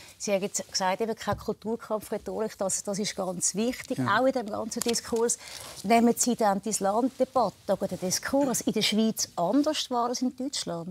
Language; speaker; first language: German; native; German